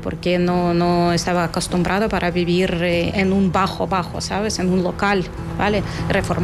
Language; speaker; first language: Spanish; non-native, learner; Ukrainian